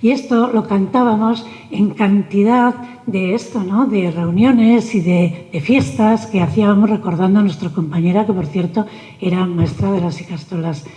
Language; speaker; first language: Spanish; native; Spanish